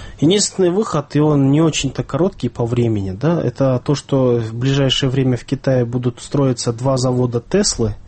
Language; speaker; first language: Russian; non-native, local second language; Kyrgyz